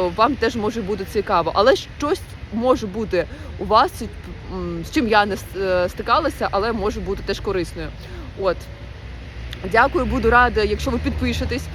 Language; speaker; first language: Ukrainian; non-native, local second language; Russian